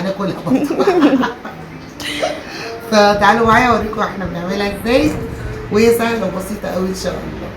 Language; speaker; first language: Arabic; native; Arabic